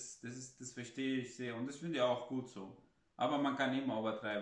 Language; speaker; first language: German; non-native, fluent; Arabic